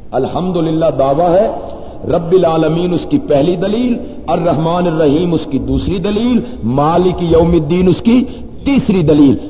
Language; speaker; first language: Urdu; non-native, local second language; Punjabi